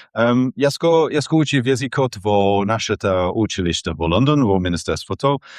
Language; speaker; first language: Macedonian; non-native, learner; English